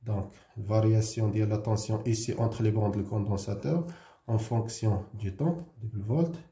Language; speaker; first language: French; non-native, local second language; Arabic